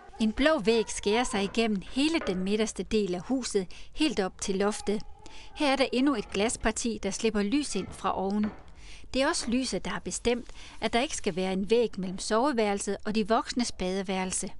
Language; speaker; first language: Danish; native; Danish